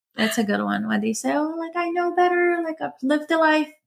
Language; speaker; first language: English; early bilingual, other home language; Persian